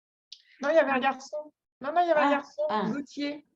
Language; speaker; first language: French; native; French